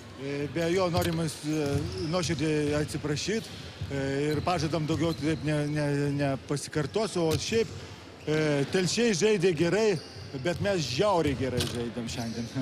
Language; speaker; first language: Lithuanian; non-native, local second language; Polish